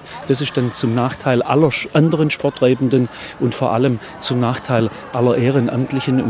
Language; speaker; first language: German; native; German